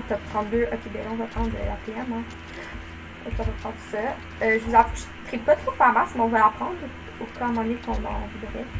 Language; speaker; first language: French; native; French